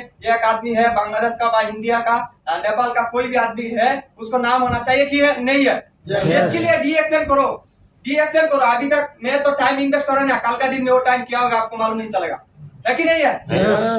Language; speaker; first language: Hindi; non-native, learner; Bangla